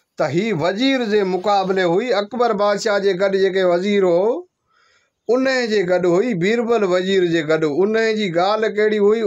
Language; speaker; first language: Sindhi; non-native, local second language; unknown